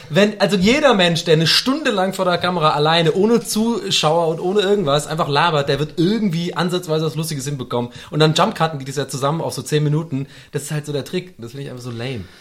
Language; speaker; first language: German; native; German